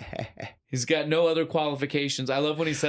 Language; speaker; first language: English; native; English